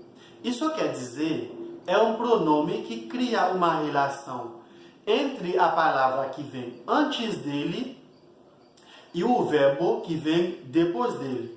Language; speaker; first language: Portuguese; non-native, fluent; Haitian Creole